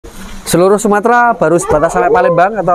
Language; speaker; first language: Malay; non-native, local second language; Javanese